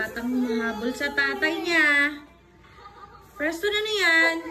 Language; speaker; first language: Filipino; native; Filipino